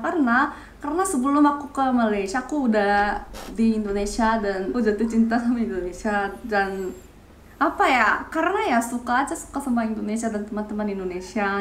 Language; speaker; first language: Indonesian; non-native, fluent; Korean